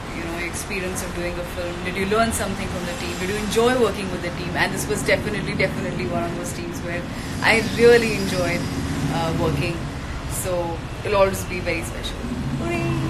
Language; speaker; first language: English; non-native, local second language; Hindi